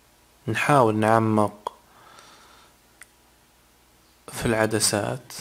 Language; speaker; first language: Arabic; native; Arabic